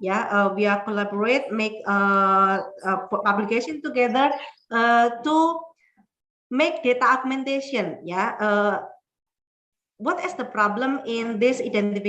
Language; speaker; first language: English; non-native, fluent; Indonesian